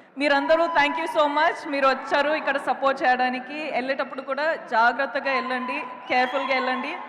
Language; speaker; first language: Telugu; non-native, local second language; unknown